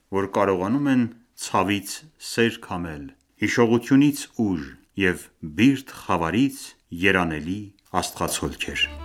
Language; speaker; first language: Armenian; early bilingual, heritage; Armenian